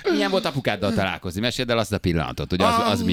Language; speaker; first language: Hungarian; native; Hungarian